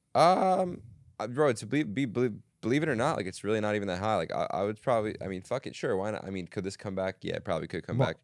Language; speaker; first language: English; native; English